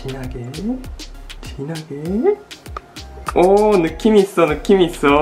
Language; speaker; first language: Korean; non-native, fluent; Japanese